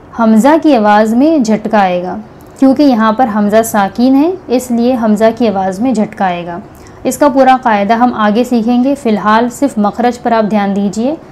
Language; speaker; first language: Hindi; native; Hindi